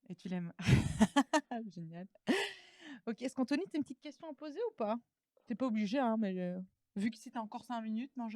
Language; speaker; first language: French; native; French